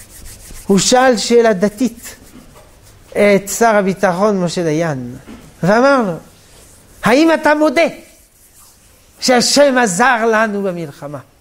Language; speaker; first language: Hebrew; non-native, fluent; French